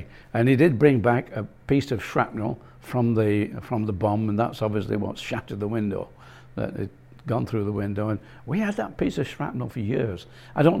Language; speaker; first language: English; native; English